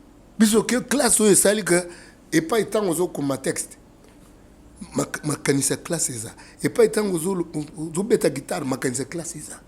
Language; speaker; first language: French; non-native, local second language; Lingala